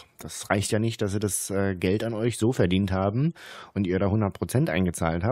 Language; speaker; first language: German; native; German